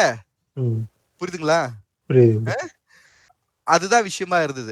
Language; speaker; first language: Tamil; native; Tamil